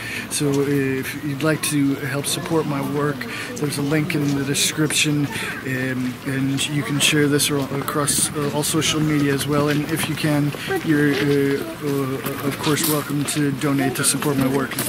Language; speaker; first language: English; native; English